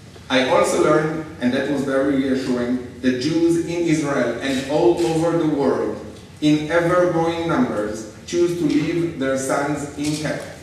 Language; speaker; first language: English; non-native, fluent; Hebrew